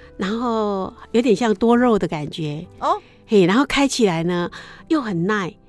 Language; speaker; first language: Chinese; native; Chinese